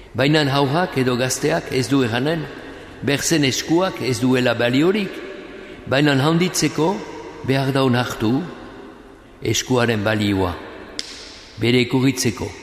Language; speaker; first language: Basque; native; Basque